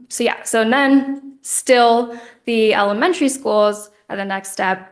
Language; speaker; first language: English; native; English